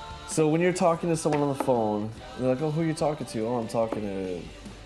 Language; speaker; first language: English; native; English